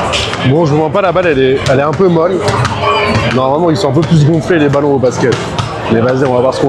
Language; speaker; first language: French; native; French